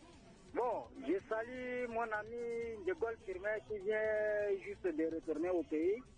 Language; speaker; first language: French; non-native, learner; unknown